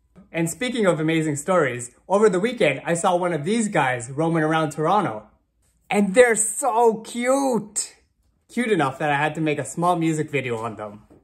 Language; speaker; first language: English; native; English